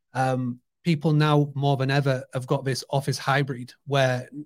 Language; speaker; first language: English; native; English